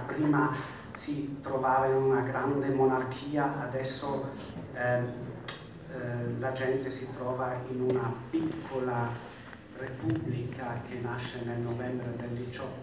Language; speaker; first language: Italian; non-native, fluent; German